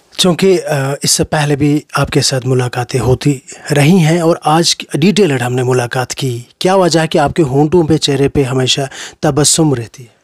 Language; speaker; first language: Hindi; non-native, local second language; Kashmiri